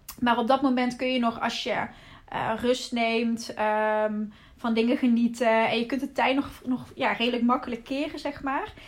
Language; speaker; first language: Dutch; native; Dutch